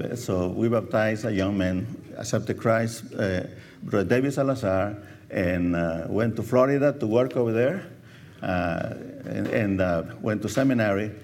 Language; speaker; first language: English; non-native, fluent; Spanish